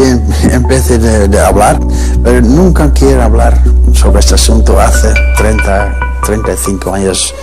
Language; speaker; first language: Spanish; non-native, fluent; Dutch